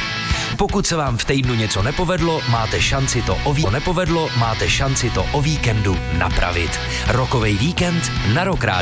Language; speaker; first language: Czech; native; Czech